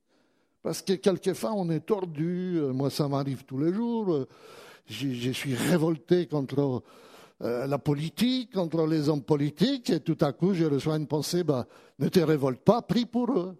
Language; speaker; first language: French; native; French